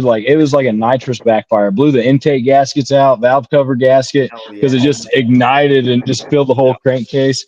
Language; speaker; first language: English; native; English